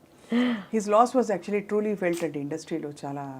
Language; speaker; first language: Telugu; native; Telugu